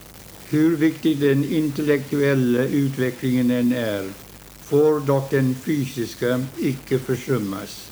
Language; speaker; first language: Swedish; early bilingual, heritage; Swedish